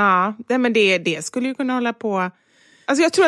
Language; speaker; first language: Swedish; native; Swedish